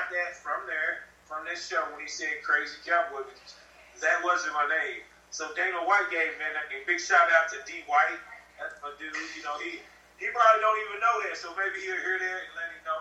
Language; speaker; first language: English; native; English